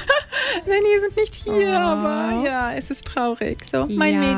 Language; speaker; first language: German; non-native, learner; Turkish